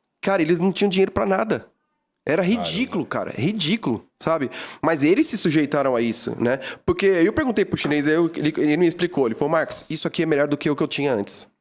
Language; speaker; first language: Portuguese; native; Portuguese